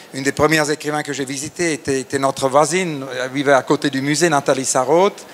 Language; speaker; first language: French; native; French